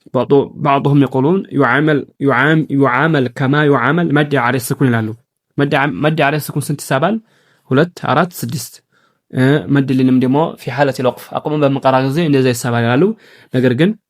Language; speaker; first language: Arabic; non-native, fluent; Amharic